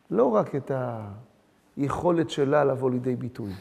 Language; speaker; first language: Hebrew; early bilingual, other home language; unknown